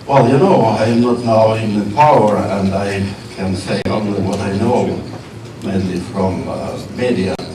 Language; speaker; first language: English; non-native, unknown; Ukrainian